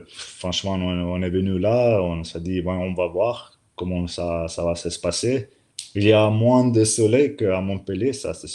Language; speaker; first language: French; non-native, learner; Slovenian